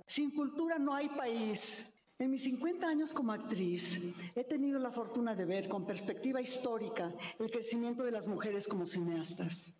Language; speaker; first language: Spanish; native; Spanish